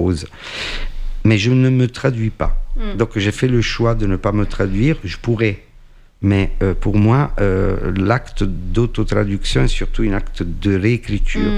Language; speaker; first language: French; non-native, fluent; Italian